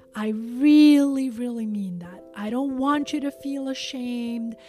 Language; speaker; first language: English; non-native, fluent; Albanian